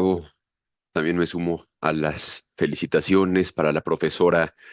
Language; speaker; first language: Spanish; native; Spanish